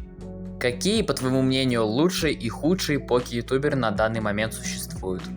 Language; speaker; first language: Russian; native; Russian